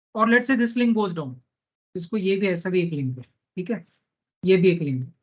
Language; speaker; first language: Hindi; non-native, local second language; Marathi